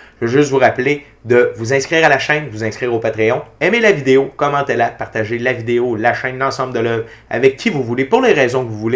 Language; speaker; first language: French; native; French